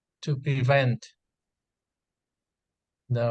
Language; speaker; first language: English; non-native, learner; Vietnamese